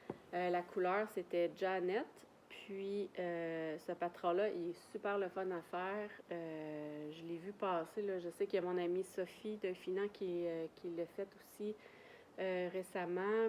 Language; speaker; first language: French; native; French